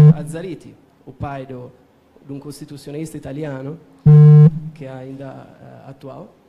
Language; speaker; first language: Portuguese; non-native, fluent; Italian